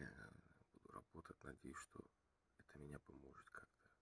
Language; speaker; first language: Russian; non-native, learner; Bulgarian